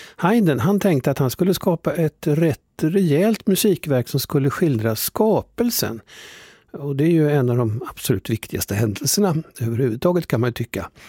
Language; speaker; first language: Swedish; native; Swedish